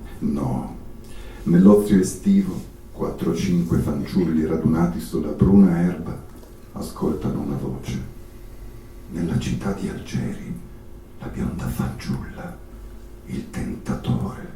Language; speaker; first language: Italian; native; Italian